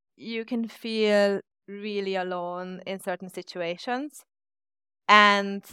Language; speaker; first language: English; non-native, fluent; Hungarian